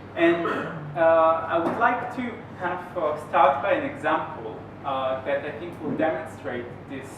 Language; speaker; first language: English; non-native, fluent; Hebrew